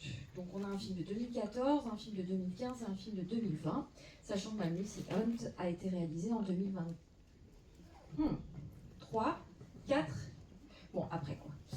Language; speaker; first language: French; native; French